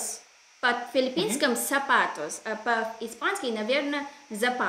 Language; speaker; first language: Russian; non-native, learner; Filipino